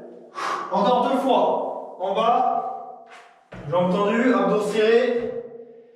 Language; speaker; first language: French; native; French